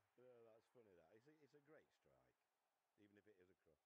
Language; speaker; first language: English; native; English